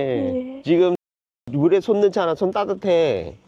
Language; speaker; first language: Korean; native; Korean